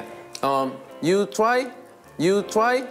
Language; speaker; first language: English; non-native, learner; Korean